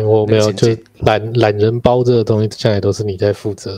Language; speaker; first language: Chinese; native; Chinese